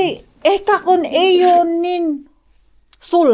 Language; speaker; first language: Finnish; non-native, learner; Filipino